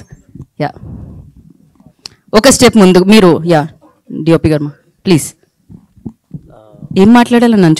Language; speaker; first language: Telugu; native; Telugu